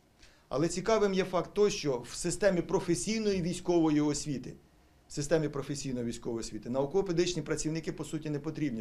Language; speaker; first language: Ukrainian; native; Ukrainian